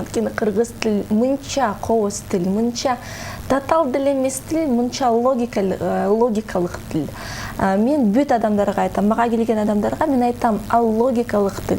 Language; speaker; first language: Kyrgyz; non-native, local second language; Russian